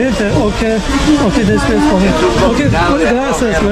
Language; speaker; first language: Spanish; non-native, learner; Turkish